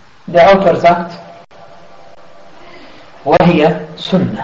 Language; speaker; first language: German; non-native, fluent; Arabic